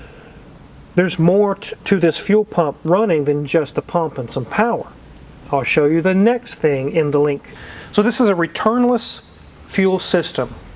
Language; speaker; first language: English; native; English